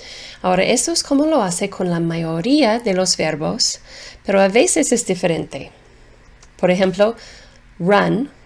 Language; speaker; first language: Spanish; non-native, fluent; English